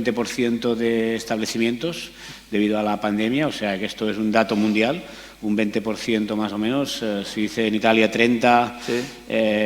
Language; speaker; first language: Spanish; native; Spanish